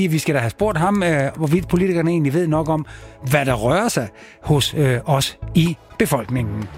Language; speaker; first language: Danish; native; Danish